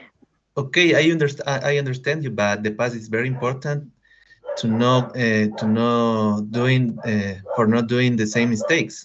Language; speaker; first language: English; non-native, learner; Spanish